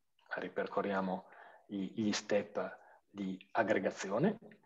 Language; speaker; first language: Italian; native; Italian